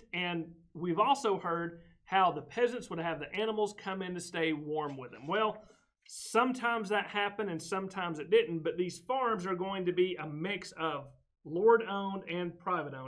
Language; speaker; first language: English; native; English